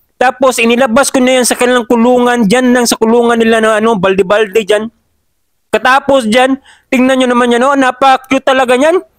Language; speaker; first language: Filipino; non-native, local second language; Cebuano